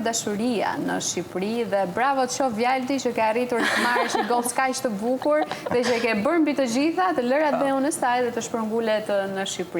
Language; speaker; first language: Albanian; native; Albanian